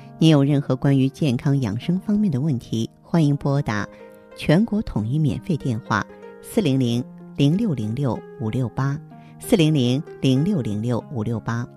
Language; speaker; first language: Chinese; native; Chinese